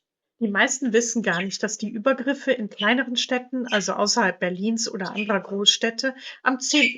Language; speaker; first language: German; native; German